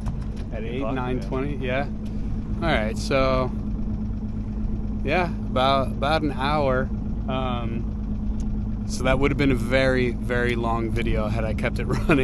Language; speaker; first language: English; native; English